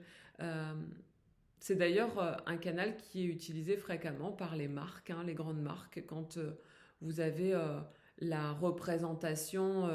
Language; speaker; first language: French; native; French